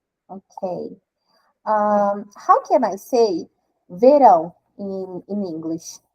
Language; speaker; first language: English; non-native, fluent; Portuguese